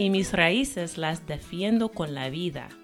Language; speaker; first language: Spanish; non-native, fluent; English